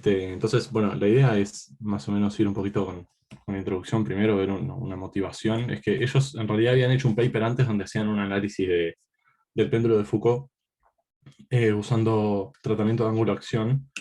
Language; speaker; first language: Spanish; native; Spanish